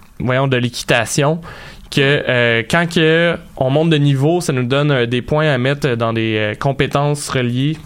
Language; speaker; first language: French; native; French